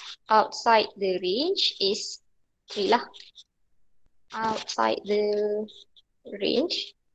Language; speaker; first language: English; non-native, local second language; Malay